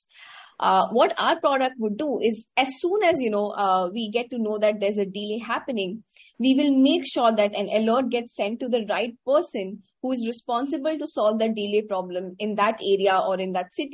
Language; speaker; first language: English; non-native, local second language; Hindi